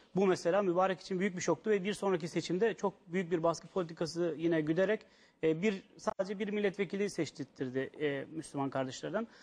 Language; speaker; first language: Turkish; native; Turkish